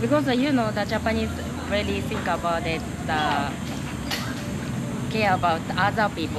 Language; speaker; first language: English; non-native, learner; Japanese